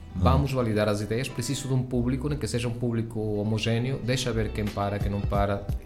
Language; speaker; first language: Portuguese; early bilingual, heritage; Spanish